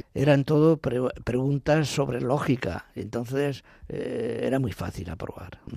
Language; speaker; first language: Spanish; native; Spanish